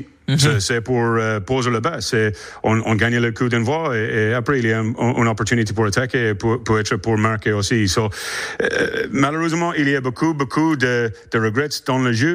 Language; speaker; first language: French; non-native, learner; English